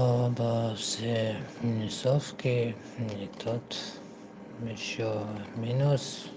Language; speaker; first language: Russian; non-native, local second language; Tajik